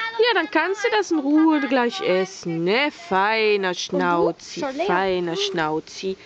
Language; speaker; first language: German; native; German